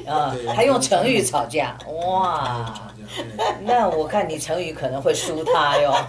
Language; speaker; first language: Chinese; native; Chinese